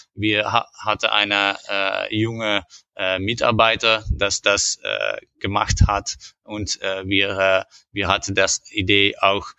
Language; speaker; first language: German; non-native, learner; Dutch